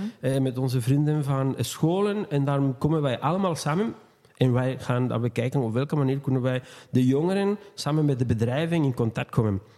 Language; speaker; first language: Dutch; non-native, fluent; Spanish